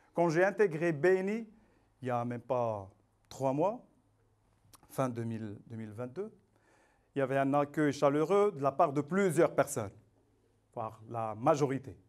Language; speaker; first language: French; non-native, local second language; Arabic